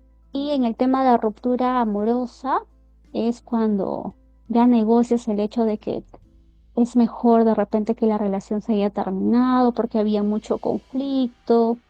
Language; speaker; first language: Spanish; native; Spanish